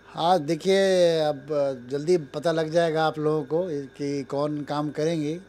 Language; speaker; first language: Hindi; native; Hindi